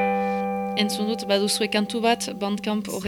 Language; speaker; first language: Basque; native; Basque